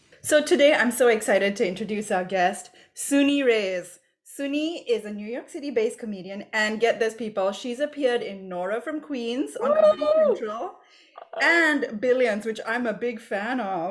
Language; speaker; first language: English; native; English